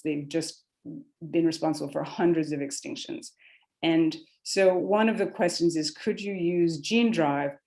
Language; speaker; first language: English; native; English